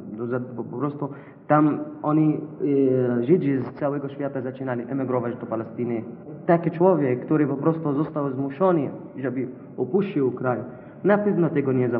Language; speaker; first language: Polish; non-native, learner; Arabic